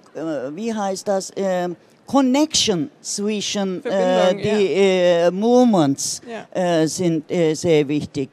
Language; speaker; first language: German; non-native, learner; Turkish